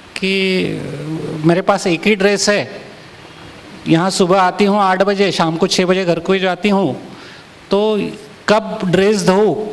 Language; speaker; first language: Hindi; non-native, local second language; Marathi